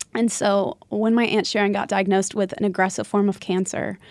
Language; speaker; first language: English; native; English